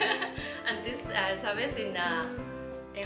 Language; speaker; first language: Spanish; non-native, learner; Japanese